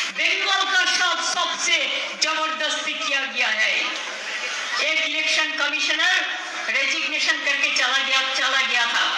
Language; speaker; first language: Hindi; non-native, local second language; Bangla